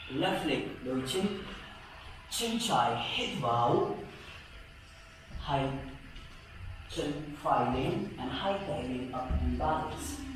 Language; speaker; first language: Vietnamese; non-native, learner; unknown